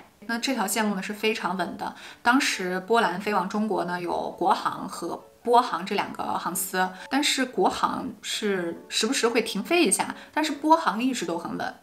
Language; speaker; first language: Chinese; native; Chinese